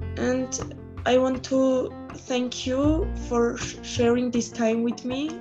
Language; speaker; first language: English; non-native, fluent; Armenian